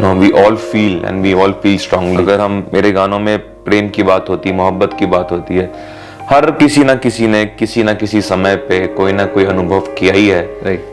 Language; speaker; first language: Hindi; native; Hindi